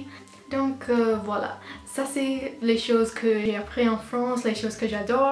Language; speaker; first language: French; non-native, learner; English